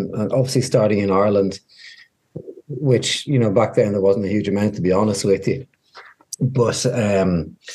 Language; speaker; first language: English; native; English